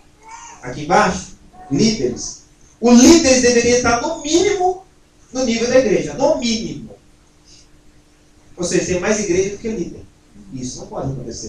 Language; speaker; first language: Portuguese; native; Portuguese